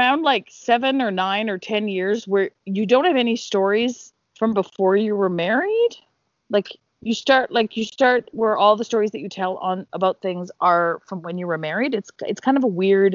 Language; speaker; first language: English; native; English